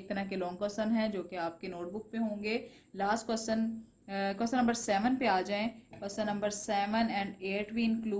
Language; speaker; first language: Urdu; non-native, local second language; Punjabi